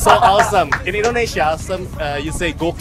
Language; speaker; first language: English; non-native, learner; Indonesian